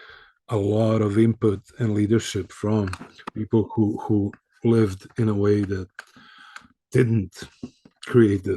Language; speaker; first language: English; early bilingual, other home language; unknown